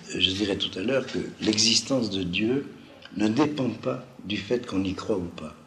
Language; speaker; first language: French; non-native, local second language; Arabic